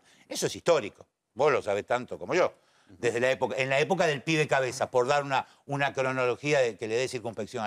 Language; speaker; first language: Spanish; native; Spanish